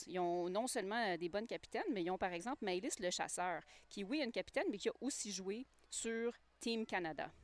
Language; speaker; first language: French; native; French